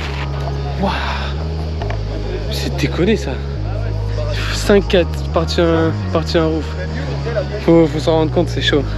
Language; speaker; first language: French; native; French